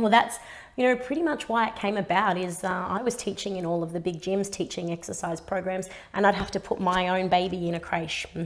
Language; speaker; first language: English; native; English